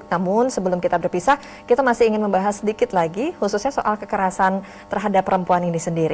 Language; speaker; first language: Indonesian; native; Indonesian